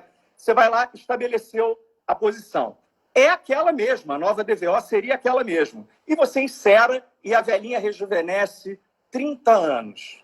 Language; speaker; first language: Portuguese; native; Portuguese